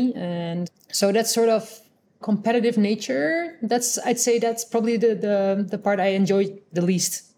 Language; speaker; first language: English; non-native, fluent; Dutch